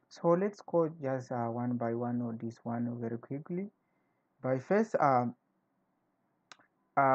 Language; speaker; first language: English; non-native, fluent; Portuguese